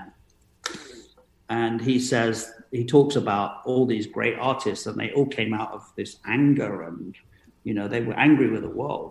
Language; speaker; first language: English; native; English